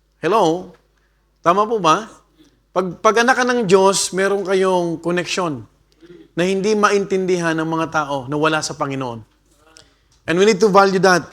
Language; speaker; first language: Filipino; non-native, local second language; Bikol